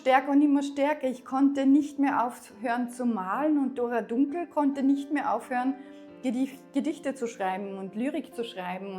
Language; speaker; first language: German; native; German